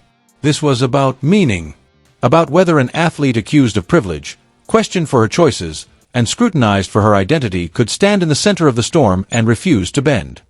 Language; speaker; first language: English; native; English